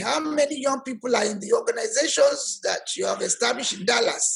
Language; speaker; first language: English; non-native, local second language; Yoruba